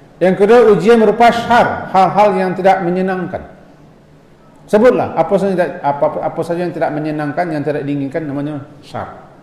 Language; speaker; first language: Malay; non-native, local second language; Minangkabau